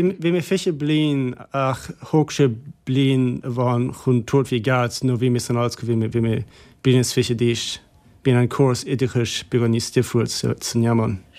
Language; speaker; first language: Irish; non-native, fluent; German